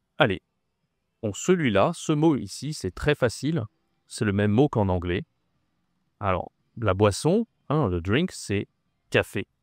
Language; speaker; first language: French; native; French